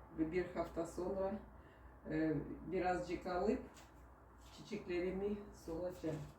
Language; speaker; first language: Turkish; non-native, learner; Russian